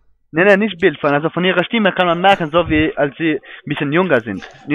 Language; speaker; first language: German; non-native, fluent; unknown